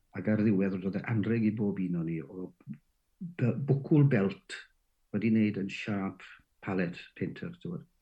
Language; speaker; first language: Welsh; native; Welsh